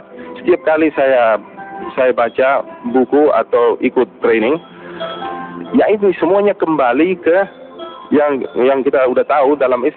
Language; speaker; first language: Indonesian; non-native, fluent; Dutch